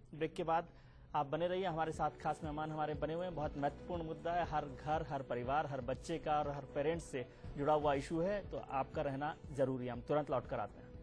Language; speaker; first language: Hindi; native; Hindi